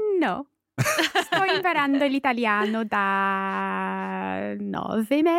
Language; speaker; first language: Italian; non-native, learner; English